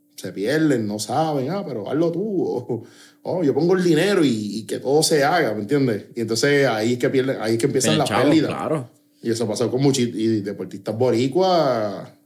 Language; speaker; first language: Spanish; native; Spanish